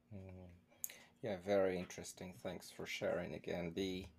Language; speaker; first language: English; non-native, fluent; Portuguese